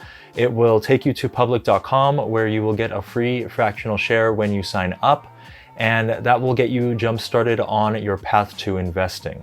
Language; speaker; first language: English; native; English